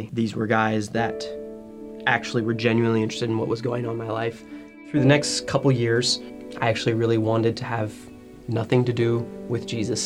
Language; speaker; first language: English; native; English